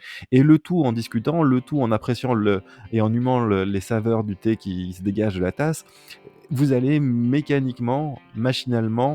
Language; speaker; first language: French; native; French